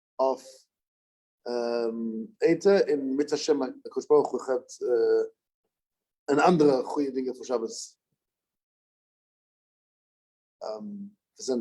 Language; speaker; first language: Dutch; non-native, learner; English